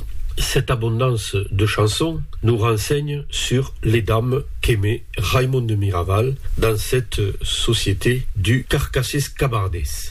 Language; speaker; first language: French; native; French